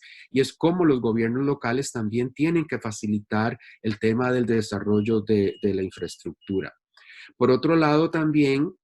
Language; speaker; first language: Spanish; native; Spanish